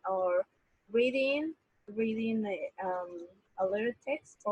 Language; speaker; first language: English; non-native, learner; Spanish